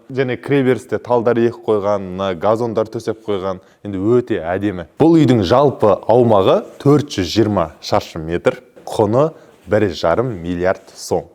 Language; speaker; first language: Kazakh; native; Kazakh